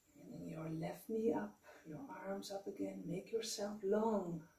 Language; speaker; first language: English; non-native, fluent; Dutch